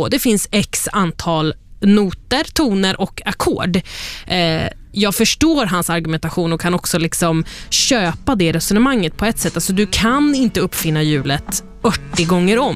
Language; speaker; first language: Swedish; native; Swedish